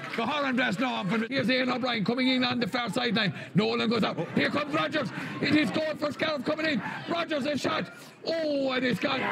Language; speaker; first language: English; native; English